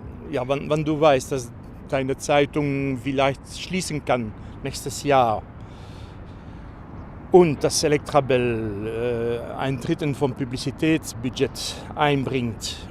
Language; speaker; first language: German; non-native, fluent; French